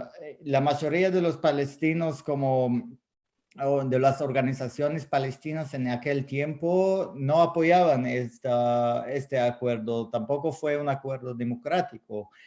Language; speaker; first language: Spanish; non-native, fluent; Arabic